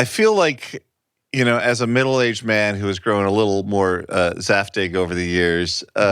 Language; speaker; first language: English; native; English